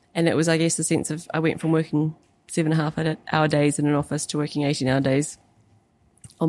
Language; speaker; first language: English; native; English